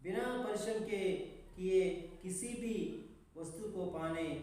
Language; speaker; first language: Hindi; non-native, local second language; Kannada